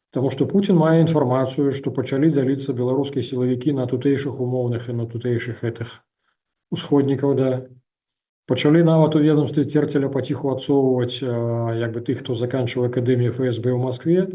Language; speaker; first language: Belarusian; non-native, local second language; Russian